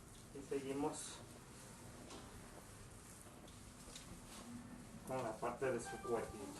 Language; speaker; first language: Spanish; native; Spanish